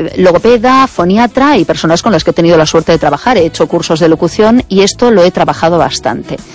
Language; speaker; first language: Spanish; native; Spanish